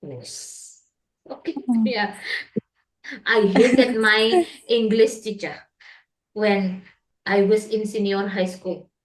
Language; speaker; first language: English; non-native, fluent; Indonesian